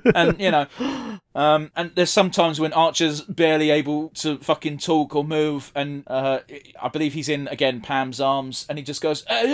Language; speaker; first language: English; native; English